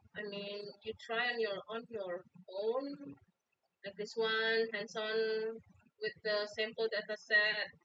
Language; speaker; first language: English; non-native, fluent; Indonesian